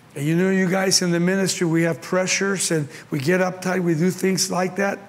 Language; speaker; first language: English; early bilingual, other home language; Spanish